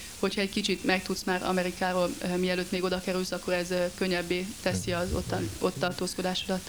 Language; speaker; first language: Hungarian; native; Hungarian